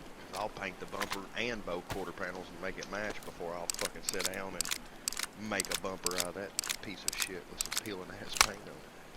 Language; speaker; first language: English; native; English